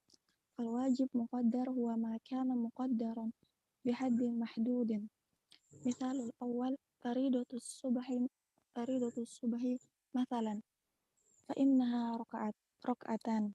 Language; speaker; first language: Arabic; non-native, learner; Indonesian